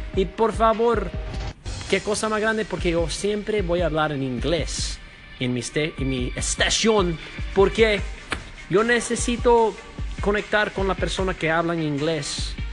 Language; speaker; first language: Spanish; early bilingual, heritage; Spanish